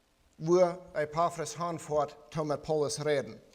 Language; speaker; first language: German; non-native, learner; Plautdietsch